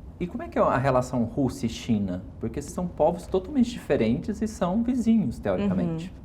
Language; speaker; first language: Portuguese; native; Portuguese